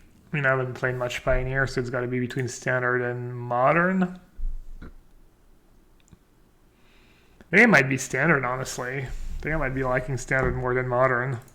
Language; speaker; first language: English; non-native, fluent; French